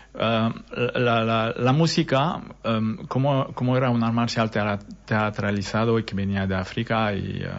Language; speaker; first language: Spanish; non-native, fluent; French